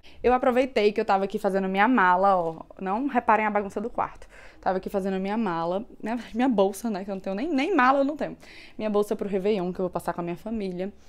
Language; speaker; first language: Portuguese; native; Portuguese